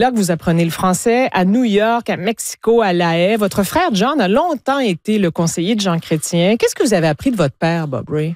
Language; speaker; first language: French; native; French